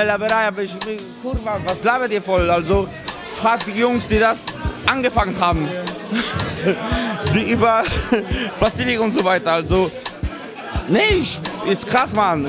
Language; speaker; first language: German; non-native, fluent; Polish